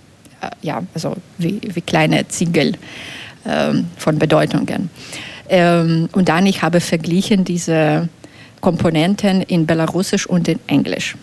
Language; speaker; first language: German; non-native, fluent; Belarusian